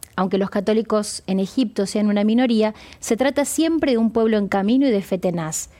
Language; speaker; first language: Spanish; native; Spanish